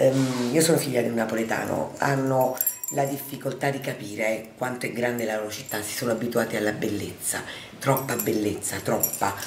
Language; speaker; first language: Italian; native; Italian